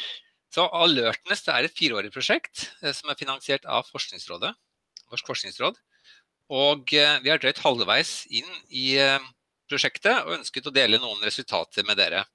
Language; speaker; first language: Norwegian; native; Norwegian